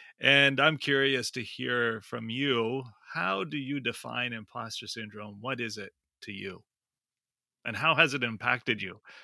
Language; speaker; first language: English; native; English